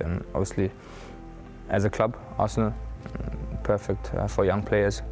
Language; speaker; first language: English; non-native, fluent; German